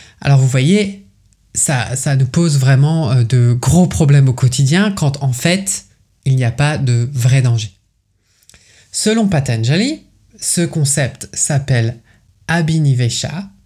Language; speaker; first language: French; native; French